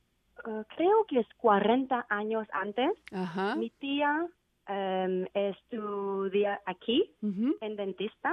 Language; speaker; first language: Spanish; non-native, learner; Vietnamese